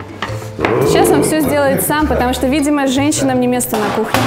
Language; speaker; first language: Russian; native; Russian